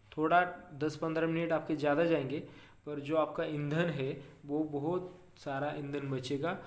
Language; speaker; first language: Hindi; non-native, local second language; Marathi